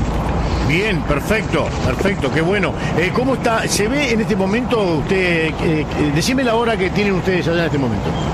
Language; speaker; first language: Spanish; native; Spanish